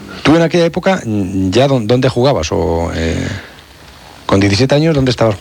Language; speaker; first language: Spanish; native; Spanish